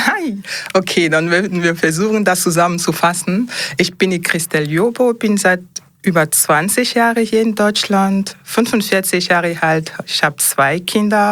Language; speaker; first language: German; non-native, fluent; French